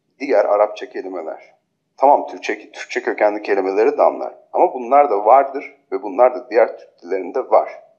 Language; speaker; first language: Turkish; native; Turkish